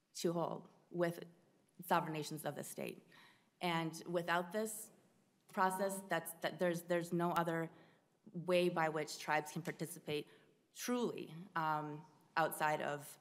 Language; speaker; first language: English; native; English